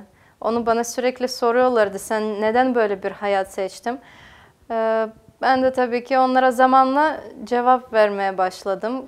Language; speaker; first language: Turkish; non-native, fluent; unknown